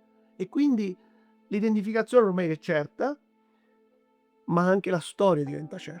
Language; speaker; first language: Italian; native; Italian